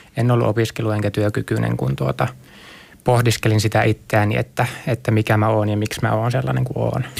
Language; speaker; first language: Finnish; native; Finnish